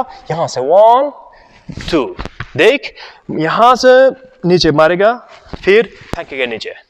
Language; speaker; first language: Hindi; non-native, learner; Arabic